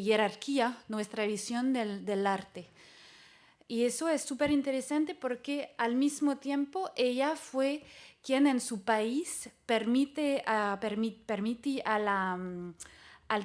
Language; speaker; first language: Spanish; non-native, fluent; French